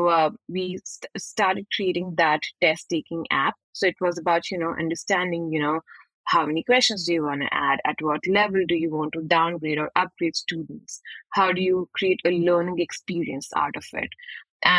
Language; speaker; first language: English; non-native, local second language; Hindi